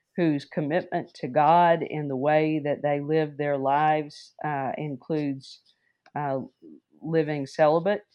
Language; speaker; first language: English; native; English